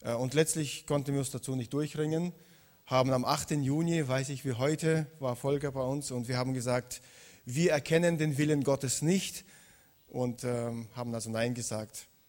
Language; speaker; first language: German; non-native, fluent; Russian